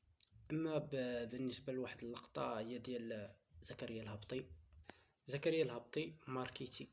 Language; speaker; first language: Arabic; native; Arabic